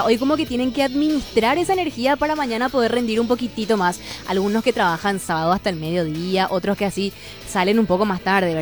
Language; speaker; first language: Spanish; native; Spanish